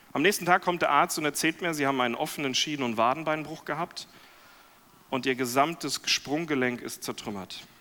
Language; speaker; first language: German; native; German